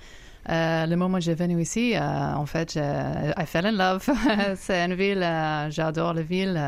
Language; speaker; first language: French; non-native, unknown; English